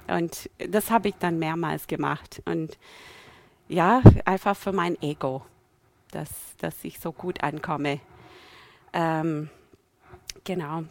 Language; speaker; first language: German; non-native, fluent; English